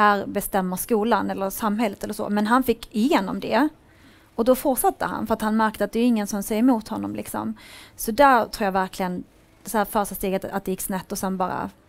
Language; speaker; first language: Swedish; early bilingual, other home language; Arabic